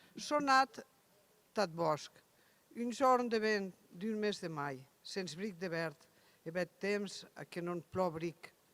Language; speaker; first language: Catalan; native; Catalan